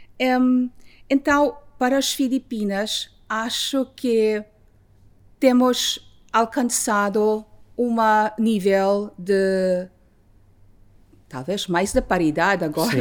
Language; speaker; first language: Portuguese; non-native, learner; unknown